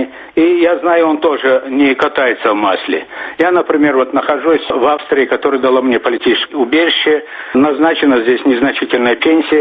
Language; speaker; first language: Russian; non-native, local second language; Turkmen